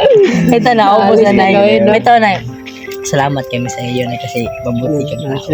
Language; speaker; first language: Filipino; non-native, local second language; Cebuano